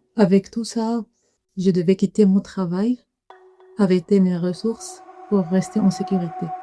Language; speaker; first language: French; non-native, fluent; Arabic